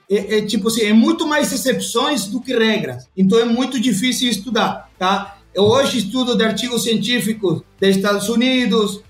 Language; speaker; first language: Portuguese; non-native, fluent; Spanish